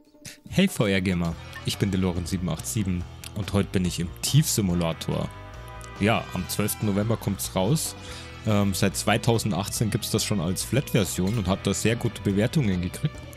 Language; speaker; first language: German; native; German